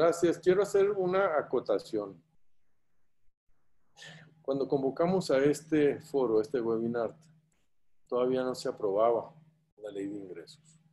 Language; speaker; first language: Spanish; native; Spanish